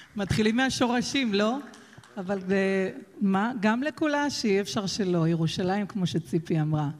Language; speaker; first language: Hebrew; early bilingual, other home language; Georgian